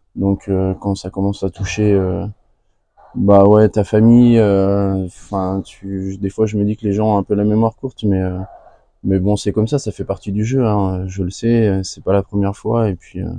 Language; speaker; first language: French; native; French